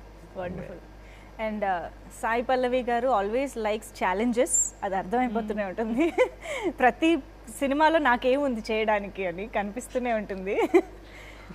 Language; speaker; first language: Telugu; native; Telugu